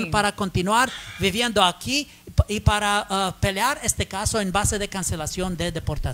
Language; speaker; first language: Spanish; non-native, learner; English